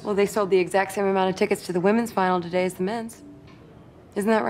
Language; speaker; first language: English; native; English